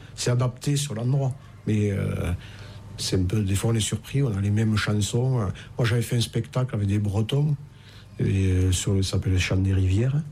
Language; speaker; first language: French; native; French